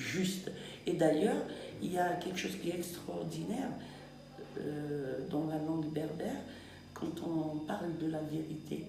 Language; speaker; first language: French; non-native, local second language; Kabyle